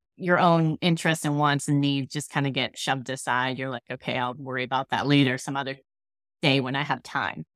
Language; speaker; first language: English; native; English